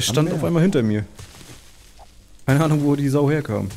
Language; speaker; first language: German; native; German